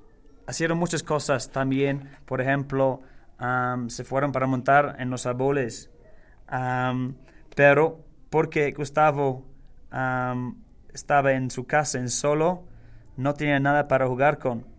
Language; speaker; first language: Spanish; non-native, learner; English